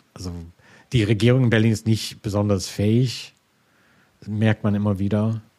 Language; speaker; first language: German; non-native, fluent; English